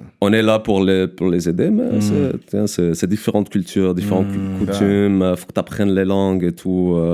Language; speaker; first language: French; early bilingual, other home language; Arabic